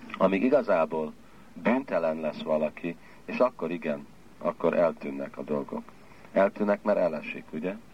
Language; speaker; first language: Hungarian; early bilingual, heritage; Hungarian